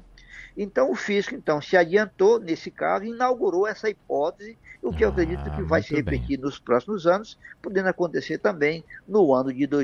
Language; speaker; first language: Portuguese; native; Portuguese